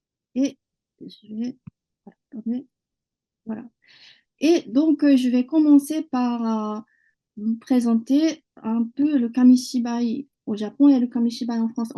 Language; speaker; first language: French; non-native, fluent; Japanese